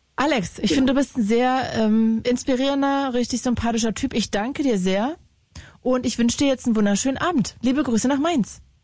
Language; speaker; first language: German; native; German